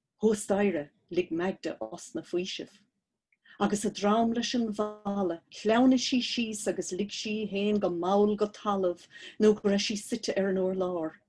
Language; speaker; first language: Irish; native; Irish